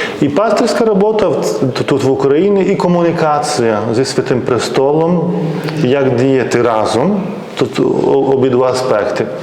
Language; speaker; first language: Ukrainian; non-native, fluent; Lithuanian